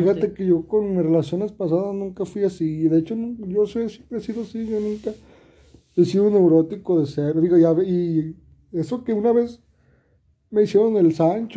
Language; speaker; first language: Spanish; native; Spanish